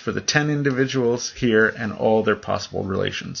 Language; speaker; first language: English; native; English